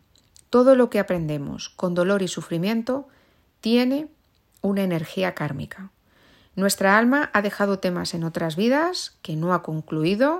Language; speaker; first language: Spanish; native; Spanish